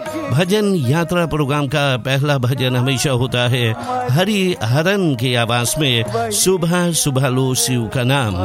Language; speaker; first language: Hindi; early bilingual, heritage; Hindi